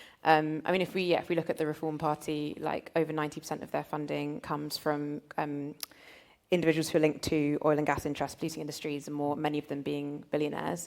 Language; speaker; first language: English; native; English